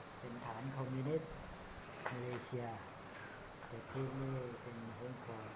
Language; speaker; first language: Thai; non-native, learner; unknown